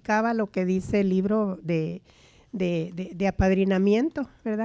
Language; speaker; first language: Spanish; native; Spanish